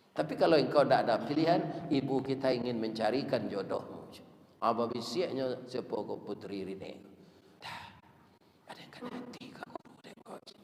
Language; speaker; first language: Malay; non-native, local second language; Minangkabau